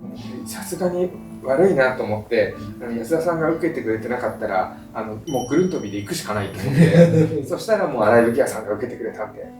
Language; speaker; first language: Japanese; native; Japanese